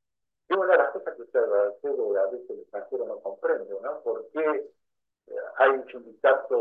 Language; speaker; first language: Spanish; native; Spanish